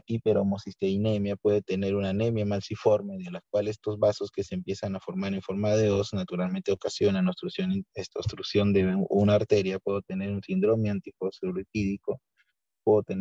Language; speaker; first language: Spanish; native; Spanish